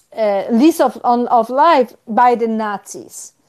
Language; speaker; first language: English; non-native, fluent; Polish